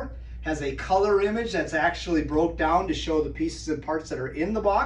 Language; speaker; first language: English; native; English